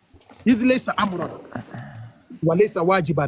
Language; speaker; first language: Arabic; non-native, fluent; Yoruba